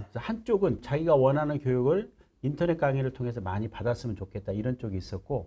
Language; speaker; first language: Korean; native; Korean